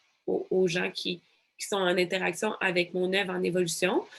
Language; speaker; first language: French; native; French